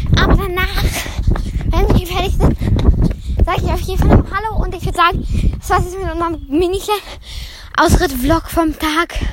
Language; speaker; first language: German; native; German